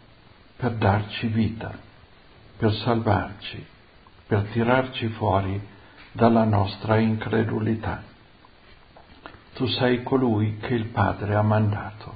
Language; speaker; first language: Italian; native; Italian